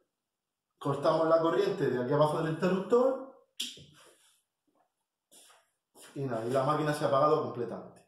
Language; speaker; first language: Spanish; native; Spanish